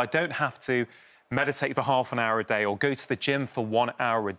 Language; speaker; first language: English; native; English